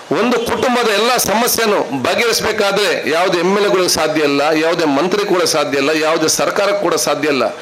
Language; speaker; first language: Kannada; non-native, local second language; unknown